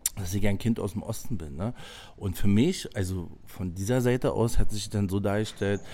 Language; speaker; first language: German; native; German